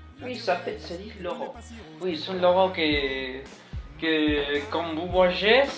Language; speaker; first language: French; non-native, learner; Spanish